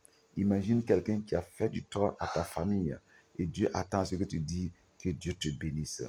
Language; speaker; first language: French; non-native, local second language; Mossi